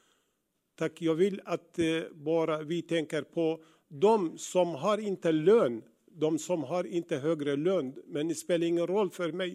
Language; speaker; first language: Swedish; non-native, learner; Arabic